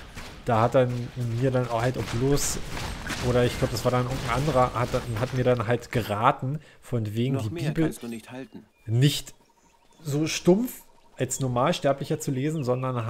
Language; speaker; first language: German; native; German